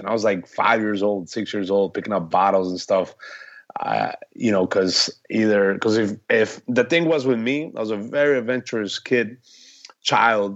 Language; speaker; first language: English; early bilingual, other home language; Spanish